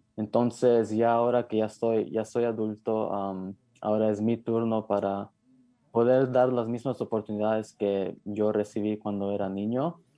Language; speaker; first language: Spanish; early bilingual, heritage; Spanish